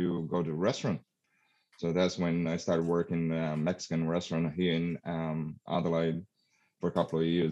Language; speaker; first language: English; non-native, fluent; Portuguese